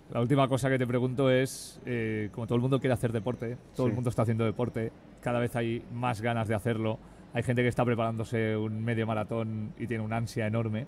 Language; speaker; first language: Spanish; native; Spanish